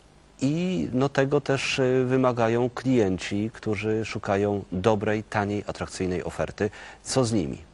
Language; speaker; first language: Polish; native; Polish